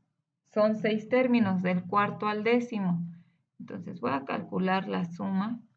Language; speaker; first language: Spanish; native; Spanish